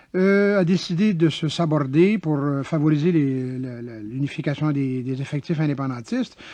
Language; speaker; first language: French; native; French